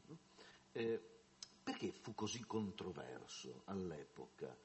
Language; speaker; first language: Italian; native; Italian